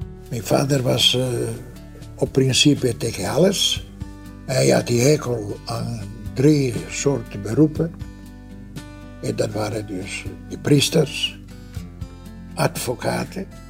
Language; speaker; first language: Dutch; non-native, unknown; Italian